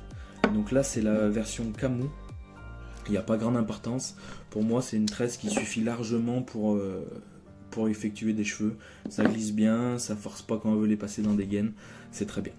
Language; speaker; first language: French; native; French